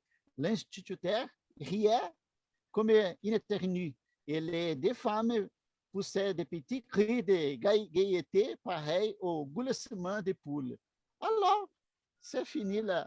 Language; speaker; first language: French; non-native, learner; Portuguese